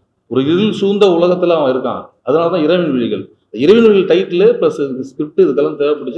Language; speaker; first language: Tamil; native; Tamil